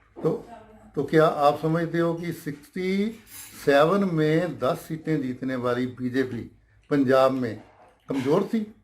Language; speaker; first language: Hindi; non-native, local second language; Punjabi